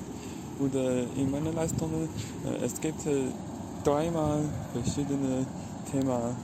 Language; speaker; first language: German; non-native, learner; Chinese